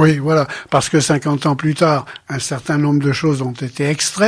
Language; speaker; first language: French; native; French